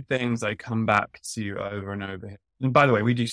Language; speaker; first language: English; native; English